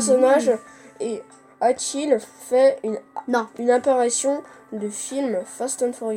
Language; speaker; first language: French; native; French